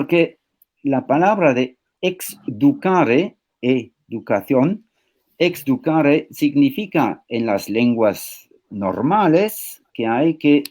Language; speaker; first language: Spanish; non-native, fluent; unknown